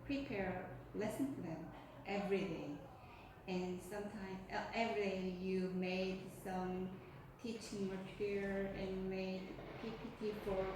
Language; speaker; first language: English; non-native, fluent; Korean